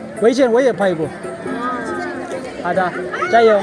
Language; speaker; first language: Chinese; non-native, learner; Amharic